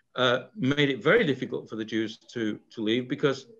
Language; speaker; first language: English; native; English